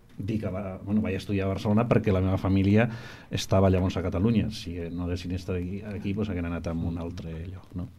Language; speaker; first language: Catalan; non-native, local second language; Spanish